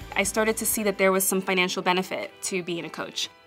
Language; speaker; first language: English; native; English